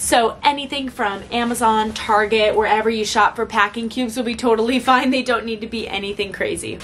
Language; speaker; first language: English; native; English